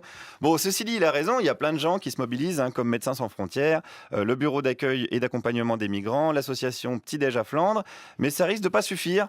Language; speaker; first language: French; native; French